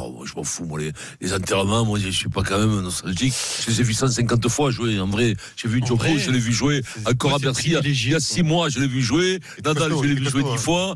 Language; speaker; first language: French; native; French